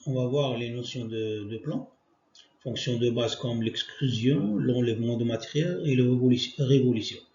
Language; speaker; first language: French; non-native, local second language; Arabic